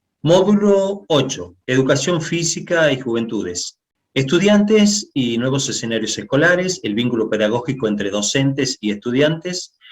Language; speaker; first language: Spanish; native; Spanish